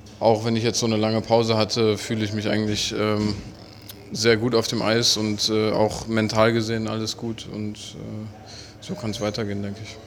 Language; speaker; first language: German; native; German